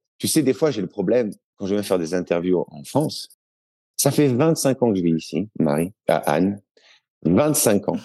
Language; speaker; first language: French; native; French